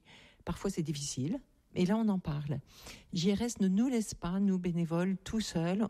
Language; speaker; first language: French; native; French